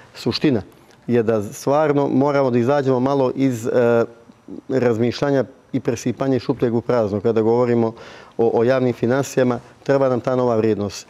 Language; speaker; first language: Bosnian; native; Bosnian